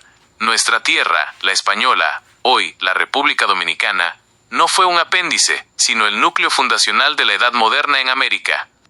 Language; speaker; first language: Spanish; native; Spanish